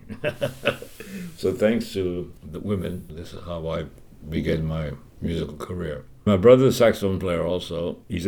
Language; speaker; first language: English; native; English